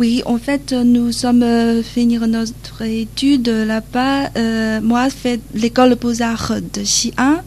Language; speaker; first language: French; non-native, learner; Chinese